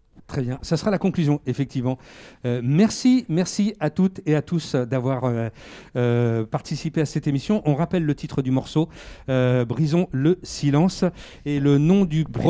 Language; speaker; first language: French; native; French